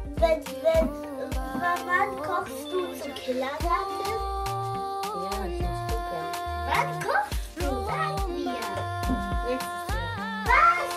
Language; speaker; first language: German; early bilingual, other home language; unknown